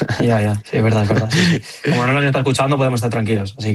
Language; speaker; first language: Spanish; native; Spanish